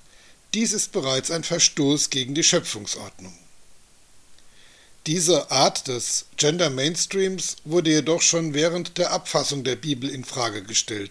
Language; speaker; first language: German; native; German